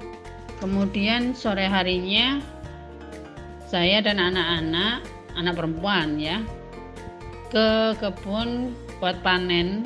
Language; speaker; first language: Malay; non-native, local second language; Javanese